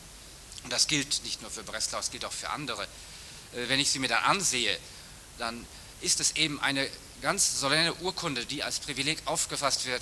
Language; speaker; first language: German; native; German